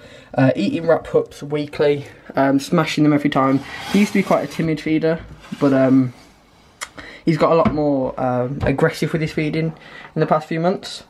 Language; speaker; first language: English; native; English